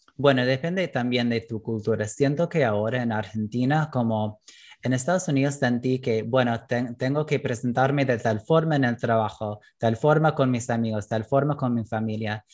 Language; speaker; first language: Spanish; non-native, fluent; English